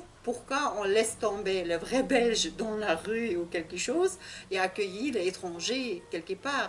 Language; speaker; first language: French; non-native, learner; Russian